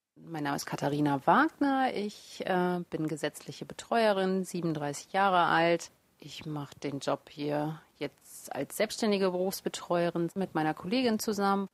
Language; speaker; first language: German; early bilingual, other home language; Russian